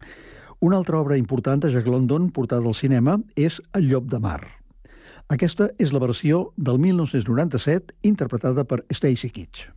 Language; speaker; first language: Catalan; native; Catalan